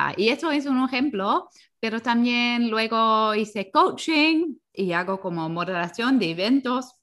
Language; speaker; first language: Spanish; non-native, fluent; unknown